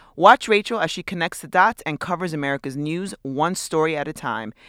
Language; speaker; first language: English; early bilingual, other home language; Spanish